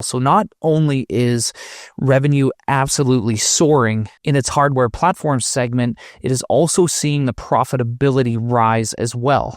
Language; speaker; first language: English; native; English